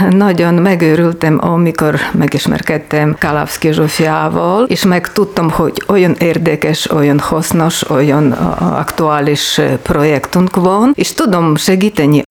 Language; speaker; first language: Hungarian; non-native, learner; Ukrainian